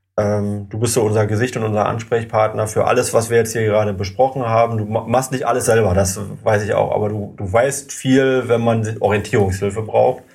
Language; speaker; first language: German; native; German